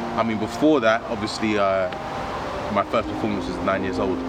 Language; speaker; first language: English; native; English